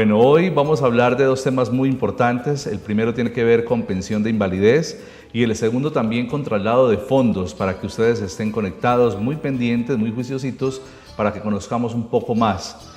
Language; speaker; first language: Spanish; native; Spanish